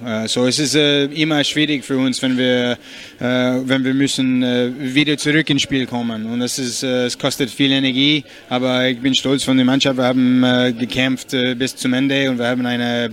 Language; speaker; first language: German; non-native, learner; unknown